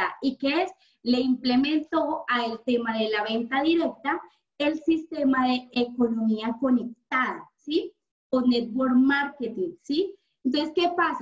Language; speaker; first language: Spanish; native; Spanish